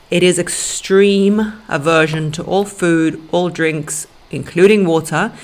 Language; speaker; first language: English; early bilingual, other home language; Russian